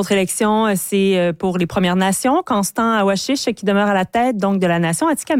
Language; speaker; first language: French; native; French